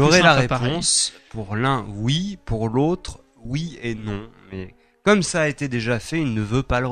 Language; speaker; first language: French; native; French